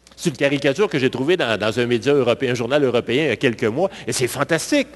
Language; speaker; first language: French; native; French